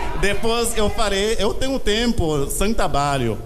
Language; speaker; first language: Portuguese; non-native, learner; Haitian Creole